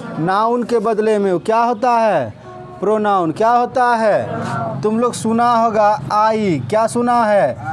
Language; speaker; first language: Hindi; native; Hindi